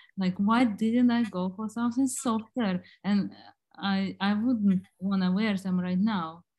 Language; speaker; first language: English; non-native, fluent; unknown